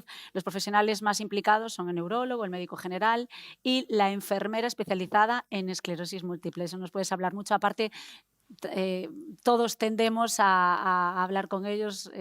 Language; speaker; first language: Spanish; native; Spanish